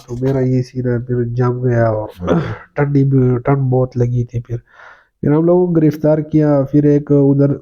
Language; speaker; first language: Urdu; non-native, local second language; Pashto